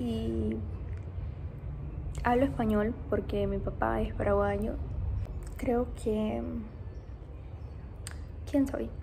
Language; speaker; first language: Spanish; early bilingual, heritage; Portuguese